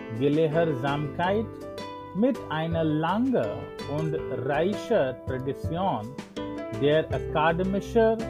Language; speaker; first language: German; non-native, learner; English